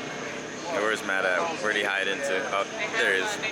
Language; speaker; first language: English; native; English